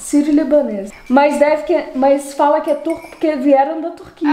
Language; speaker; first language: Portuguese; native; Portuguese